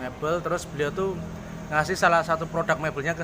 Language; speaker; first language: Indonesian; native; Indonesian